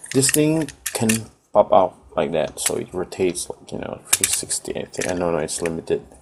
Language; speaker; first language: English; non-native, local second language; Cebuano